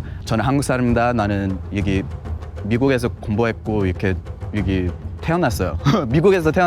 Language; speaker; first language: Korean; early bilingual, heritage; Korean